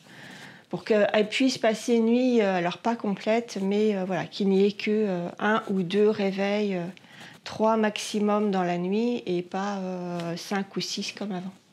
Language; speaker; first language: French; native; French